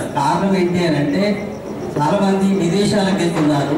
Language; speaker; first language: Telugu; native; Telugu